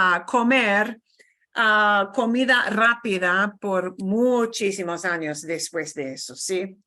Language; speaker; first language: Spanish; non-native, fluent; English